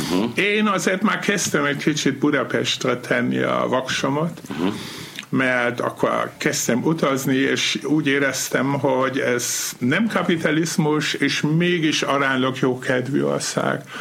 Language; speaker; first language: Hungarian; non-native, fluent; German